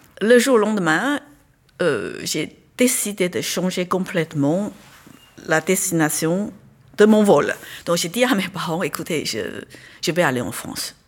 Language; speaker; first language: French; non-native, fluent; Chinese